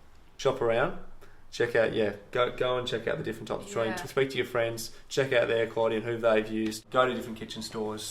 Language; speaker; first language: English; native; English